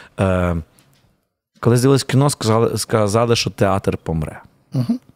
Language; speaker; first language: Ukrainian; native; Ukrainian